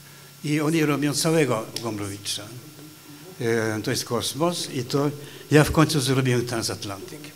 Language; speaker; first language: Polish; non-native, fluent; Swedish